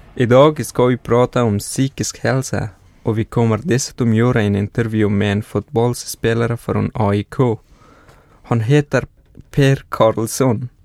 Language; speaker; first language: Swedish; non-native, fluent; Persian